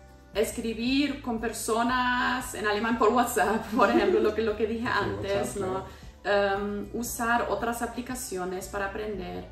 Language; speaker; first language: Spanish; non-native, fluent; German